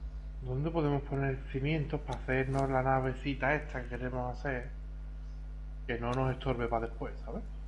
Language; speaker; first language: Spanish; native; Spanish